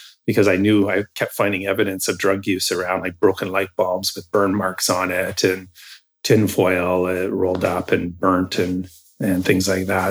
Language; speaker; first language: English; native; English